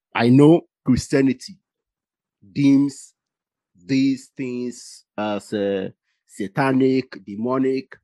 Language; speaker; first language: English; non-native, local second language; Igbo